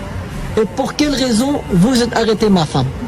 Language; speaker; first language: French; non-native, learner; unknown